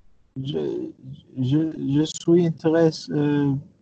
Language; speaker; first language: French; non-native, learner; Arabic